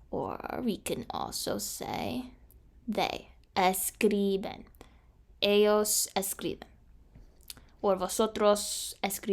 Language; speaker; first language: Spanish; non-native, learner; English